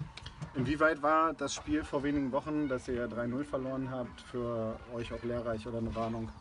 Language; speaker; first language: German; native; German